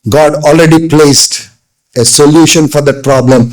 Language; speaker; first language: English; non-native, local second language; Telugu